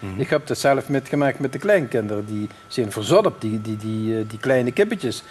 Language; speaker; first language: Dutch; native; Dutch